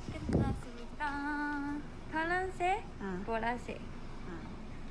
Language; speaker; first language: Korean; non-native, fluent; Chinese